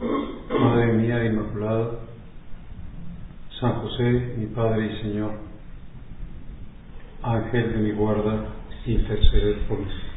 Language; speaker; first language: Spanish; native; Spanish